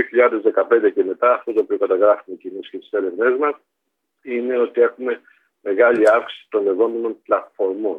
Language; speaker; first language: Greek; native; Greek